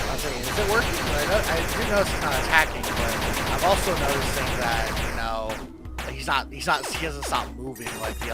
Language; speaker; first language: English; native; English